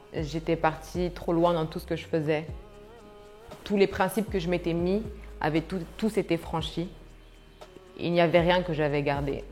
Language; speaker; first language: French; early bilingual, other home language; Arabic